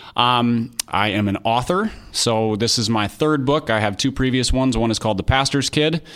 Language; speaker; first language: English; native; English